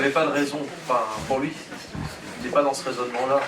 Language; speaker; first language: French; native; French